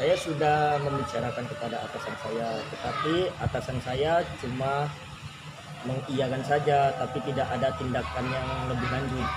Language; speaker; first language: Indonesian; native; Indonesian